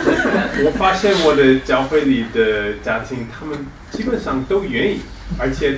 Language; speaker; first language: Chinese; non-native, fluent; English